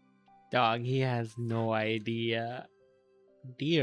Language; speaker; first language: English; native; English